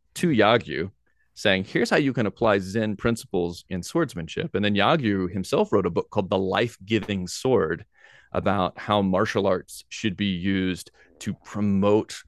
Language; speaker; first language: English; native; English